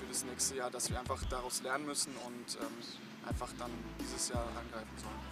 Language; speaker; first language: German; native; German